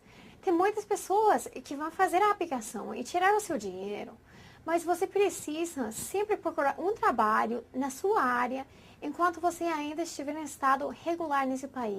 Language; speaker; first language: Portuguese; non-native, fluent; English